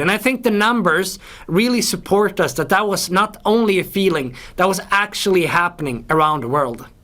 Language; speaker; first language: English; non-native, fluent; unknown